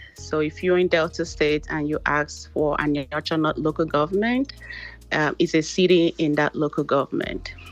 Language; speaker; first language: English; non-native, local second language; Igbo